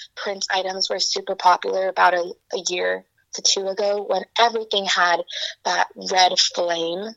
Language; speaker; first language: English; early bilingual, other home language; Chinese